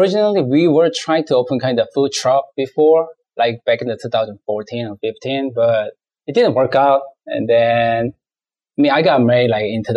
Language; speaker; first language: English; non-native, learner; Korean